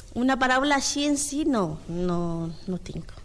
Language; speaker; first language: Catalan; non-native, learner; Spanish